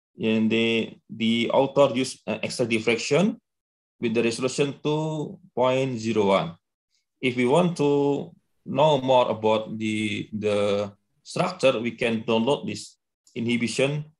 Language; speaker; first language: English; non-native, learner; Indonesian